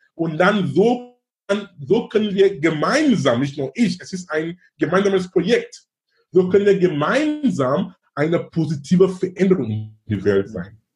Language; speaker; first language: German; non-native, fluent; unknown